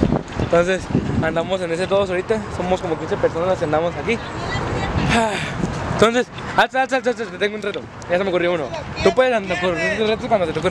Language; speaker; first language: Spanish; native; Spanish